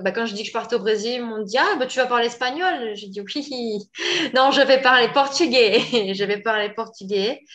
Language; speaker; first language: French; native; French